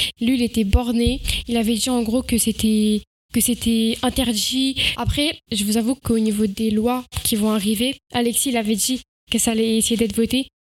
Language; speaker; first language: French; native; French